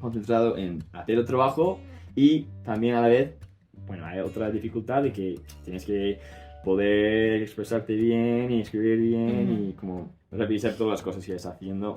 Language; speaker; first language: Spanish; non-native, fluent; English